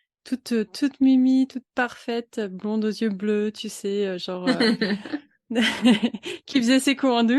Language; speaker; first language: French; native; French